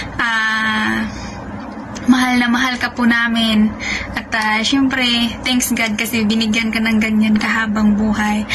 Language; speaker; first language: Filipino; non-native, local second language; Hiligaynon